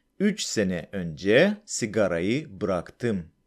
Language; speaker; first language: Turkish; non-native, fluent; Russian